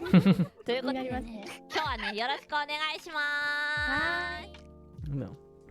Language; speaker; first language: Japanese; native; Japanese